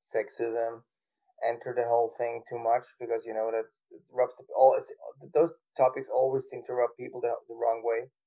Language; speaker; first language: English; non-native, fluent; German